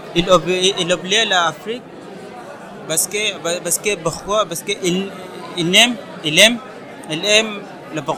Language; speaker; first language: French; non-native, fluent; Arabic